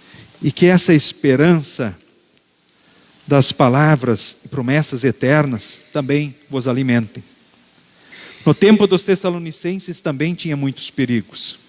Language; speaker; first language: Portuguese; native; Portuguese